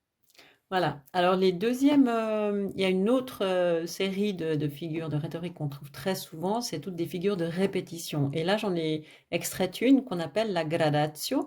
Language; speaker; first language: French; native; French